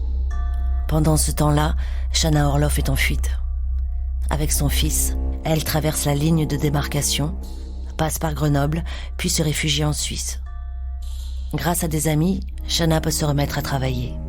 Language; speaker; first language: French; native; French